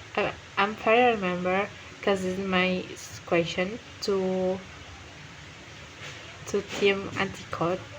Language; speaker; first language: English; non-native, learner; Indonesian